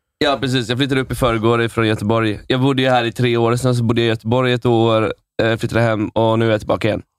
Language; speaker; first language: Swedish; native; Swedish